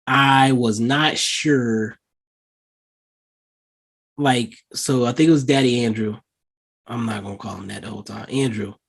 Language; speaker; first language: English; native; English